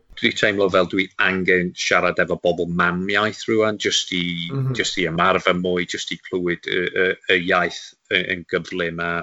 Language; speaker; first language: Welsh; non-native, local second language; English